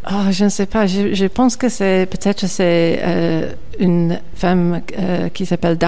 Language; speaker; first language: French; non-native, learner; English